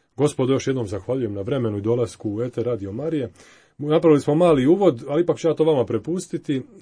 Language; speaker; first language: Croatian; native; Croatian